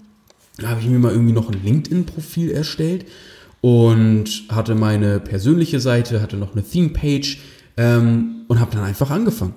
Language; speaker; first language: German; native; German